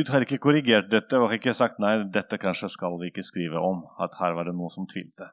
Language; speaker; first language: Norwegian; non-native, fluent; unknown